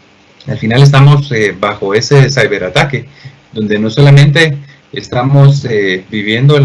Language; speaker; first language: Spanish; native; Spanish